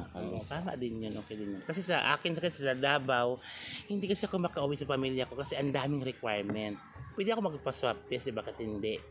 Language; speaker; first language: Filipino; non-native, local second language; Cebuano